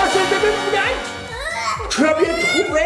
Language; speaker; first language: French; native; French